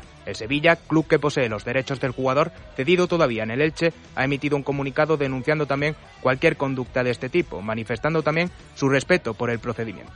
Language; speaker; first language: Spanish; native; Spanish